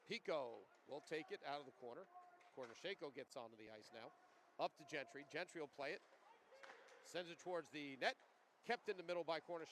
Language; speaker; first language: English; native; English